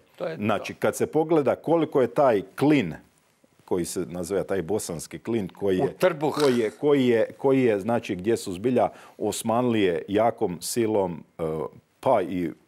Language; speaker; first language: Croatian; native; Croatian